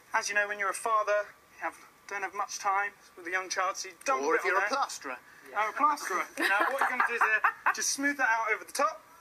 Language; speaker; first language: English; native; English